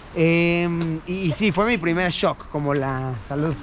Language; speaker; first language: Spanish; native; Spanish